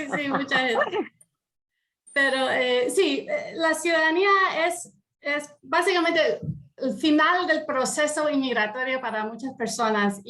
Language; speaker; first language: Spanish; early bilingual, heritage; Spanish